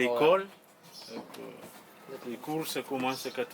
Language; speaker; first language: French; non-native, local second language; Malagasy